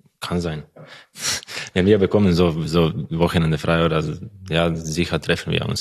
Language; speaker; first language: German; non-native, learner; Croatian